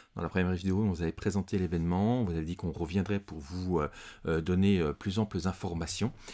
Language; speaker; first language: French; native; French